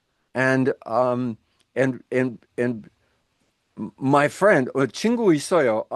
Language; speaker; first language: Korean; non-native, learner; English